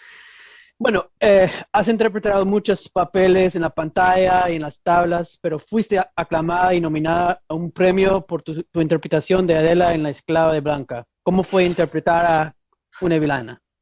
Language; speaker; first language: Spanish; non-native, fluent; English